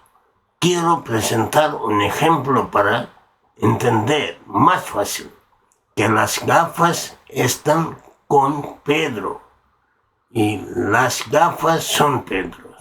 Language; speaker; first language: Spanish; non-native, learner; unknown